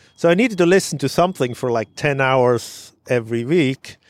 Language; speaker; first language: English; non-native, fluent; German